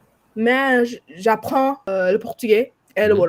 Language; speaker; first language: French; non-native, fluent; English